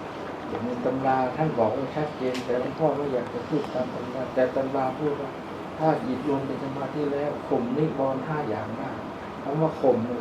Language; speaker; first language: Thai; native; Thai